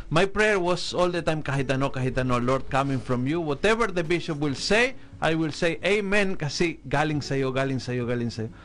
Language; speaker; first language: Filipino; non-native, fluent; Italian